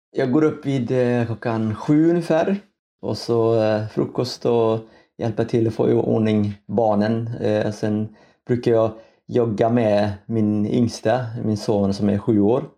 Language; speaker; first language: Swedish; early bilingual, other home language; Somali